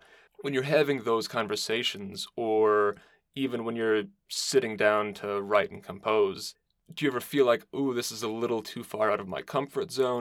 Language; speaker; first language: English; native; English